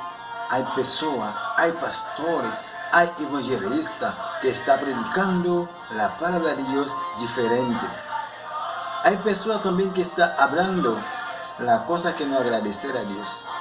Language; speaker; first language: Spanish; non-native, learner; Haitian Creole